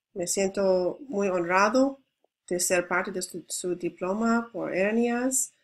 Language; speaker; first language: Spanish; non-native, learner; English